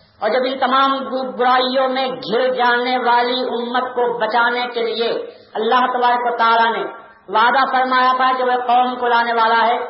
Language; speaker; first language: Urdu; native; Urdu